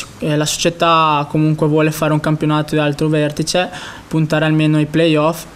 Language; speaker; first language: Italian; early bilingual, other home language; Spanish